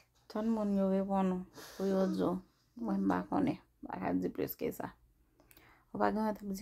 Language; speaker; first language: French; non-native, local second language; Haitian Creole